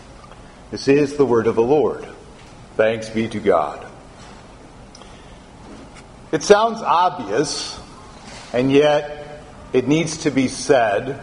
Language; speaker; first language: English; native; English